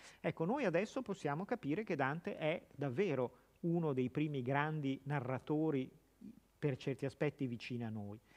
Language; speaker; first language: Italian; native; Italian